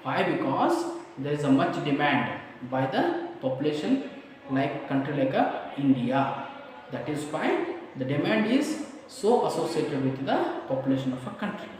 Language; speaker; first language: English; non-native, local second language; Kannada